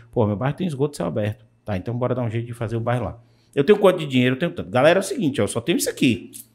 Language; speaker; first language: Portuguese; native; Portuguese